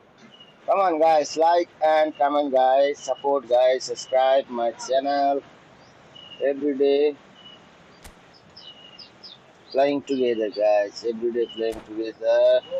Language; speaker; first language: English; non-native, learner; Nepali